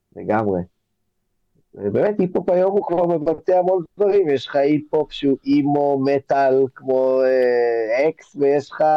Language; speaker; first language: Hebrew; native; Hebrew